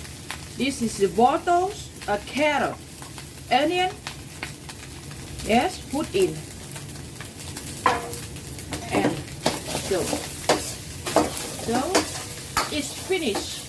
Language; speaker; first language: English; non-native, learner; Thai